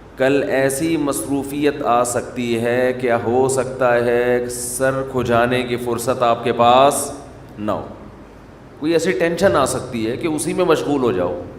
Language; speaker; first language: Urdu; native; Urdu